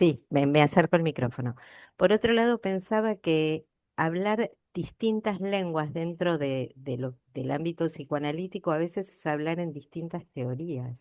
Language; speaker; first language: Spanish; native; Spanish